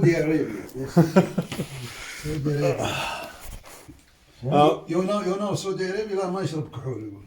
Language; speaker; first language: English; non-native, learner; Arabic